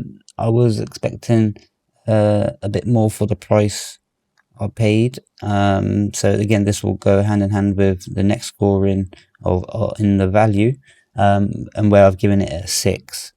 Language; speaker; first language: English; native; English